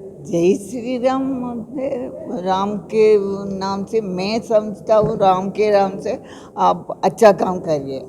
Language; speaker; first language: Hindi; non-native, local second language; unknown